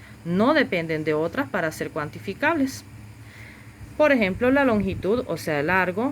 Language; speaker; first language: Spanish; native; Spanish